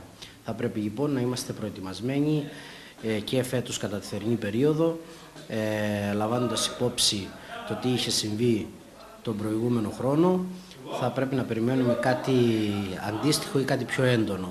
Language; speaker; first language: Greek; native; Greek